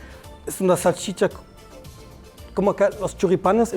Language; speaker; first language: Spanish; non-native, learner; German